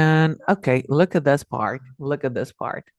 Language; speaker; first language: English; non-native, fluent; Spanish